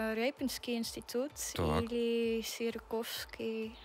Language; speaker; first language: Russian; non-native, learner; Dutch